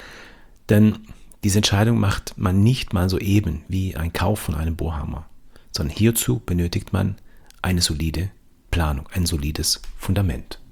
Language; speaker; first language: German; native; German